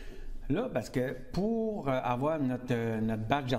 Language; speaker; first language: French; native; French